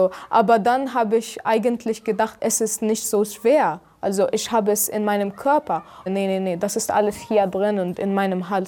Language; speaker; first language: German; non-native, fluent; Arabic